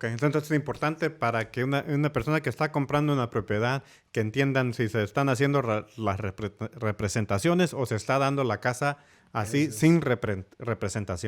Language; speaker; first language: Spanish; early bilingual, heritage; Spanish